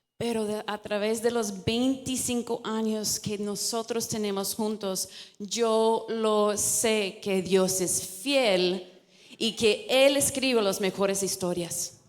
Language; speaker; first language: Spanish; non-native, fluent; English